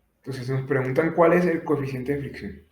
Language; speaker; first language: Spanish; native; Spanish